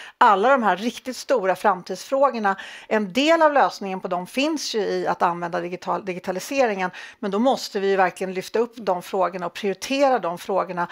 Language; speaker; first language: Swedish; native; Swedish